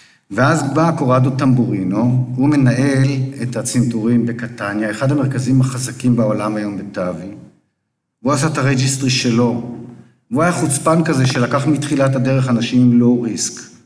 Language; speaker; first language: Hebrew; native; Hebrew